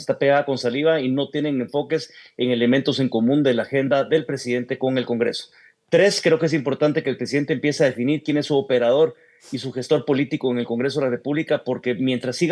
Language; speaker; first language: Spanish; native; Spanish